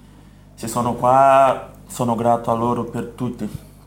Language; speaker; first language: Italian; non-native, fluent; Portuguese